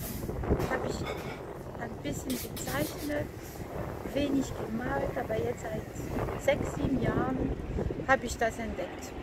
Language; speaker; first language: German; non-native, fluent; French